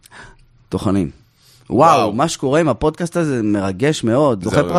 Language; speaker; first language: Hebrew; native; Hebrew